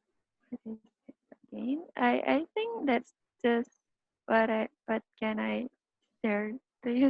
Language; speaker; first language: English; non-native, learner; Indonesian